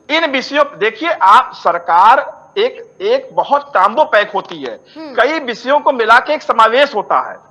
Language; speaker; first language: Hindi; native; Hindi